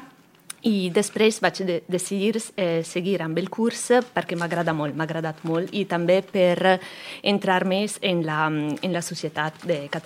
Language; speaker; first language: Catalan; non-native, learner; Spanish